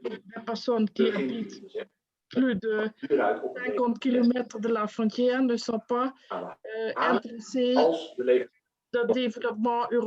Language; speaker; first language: French; non-native, fluent; Dutch